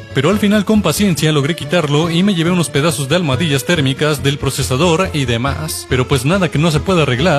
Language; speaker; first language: Spanish; native; Spanish